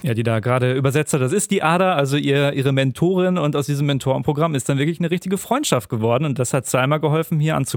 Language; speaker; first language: German; native; German